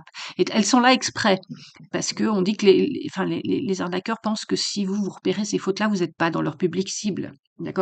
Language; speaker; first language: French; native; French